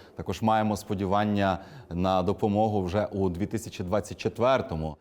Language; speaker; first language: Ukrainian; native; Ukrainian